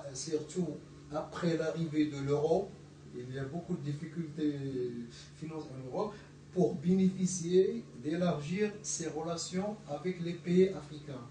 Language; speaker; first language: French; non-native, local second language; Arabic